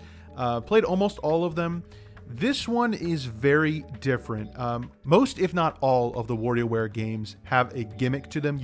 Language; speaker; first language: English; native; English